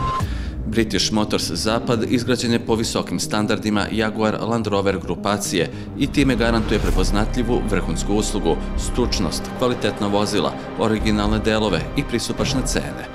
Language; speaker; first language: Serbian; native; Serbian